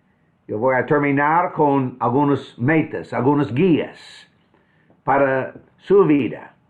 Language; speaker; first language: Spanish; non-native, fluent; English